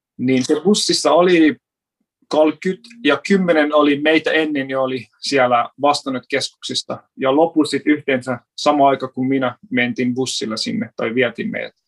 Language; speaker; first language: Finnish; non-native, fluent; Persian